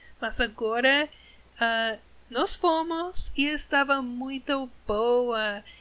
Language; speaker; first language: Portuguese; non-native, learner; English